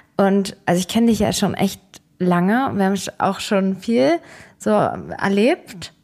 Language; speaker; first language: German; native; German